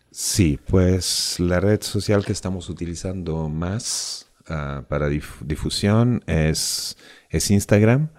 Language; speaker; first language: Spanish; non-native, fluent; Italian